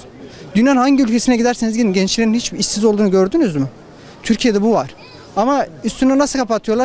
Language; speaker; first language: Turkish; native; Turkish